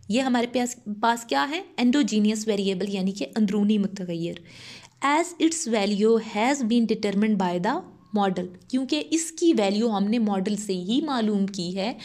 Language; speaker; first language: Urdu; non-native, local second language; Punjabi